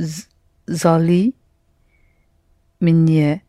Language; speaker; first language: Russian; non-native, learner; English